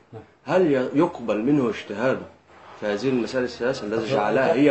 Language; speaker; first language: Arabic; native; Arabic